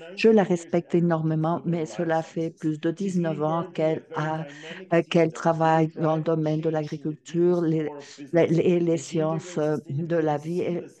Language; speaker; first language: French; non-native, fluent; Portuguese